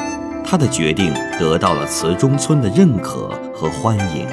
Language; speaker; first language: Chinese; native; Chinese